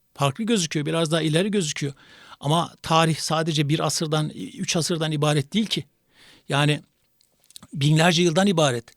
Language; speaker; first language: Turkish; native; Turkish